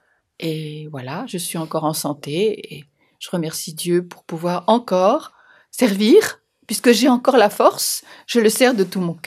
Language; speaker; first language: French; native; French